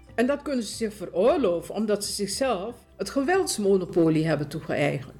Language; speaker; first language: Dutch; native; Dutch